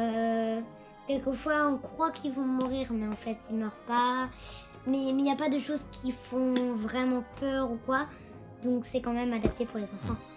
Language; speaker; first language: French; native; French